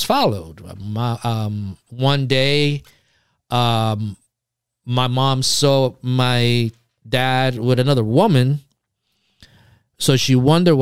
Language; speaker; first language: English; early bilingual, other home language; Spanish